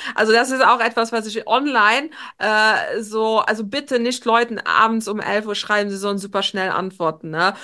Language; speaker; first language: German; non-native, local second language; Luxembourgish